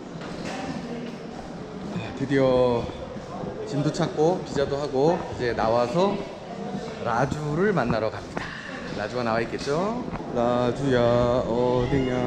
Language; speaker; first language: Korean; native; Korean